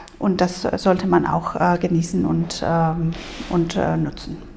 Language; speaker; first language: German; non-native, fluent; Spanish